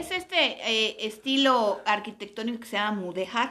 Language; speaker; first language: Spanish; native; Spanish